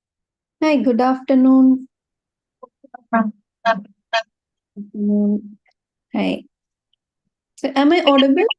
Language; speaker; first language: English; non-native, local second language; Tamil